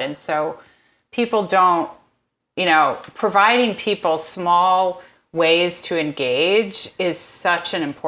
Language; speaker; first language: English; native; English